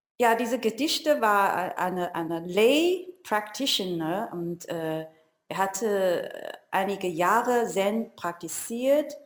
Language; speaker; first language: German; non-native, learner; Chinese